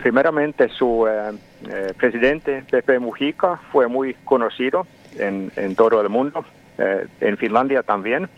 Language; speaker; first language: Spanish; non-native, fluent; Finnish